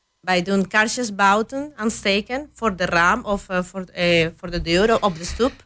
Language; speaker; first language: Dutch; non-native, fluent; Spanish